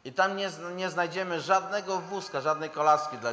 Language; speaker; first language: Polish; native; Polish